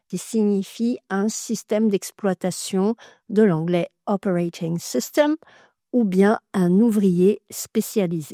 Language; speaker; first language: French; native; French